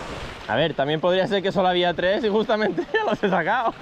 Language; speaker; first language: Spanish; native; Spanish